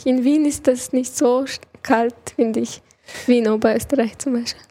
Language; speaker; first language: German; early bilingual, other home language; Chechen